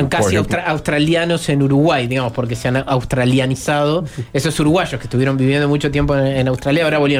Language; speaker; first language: Spanish; native; Spanish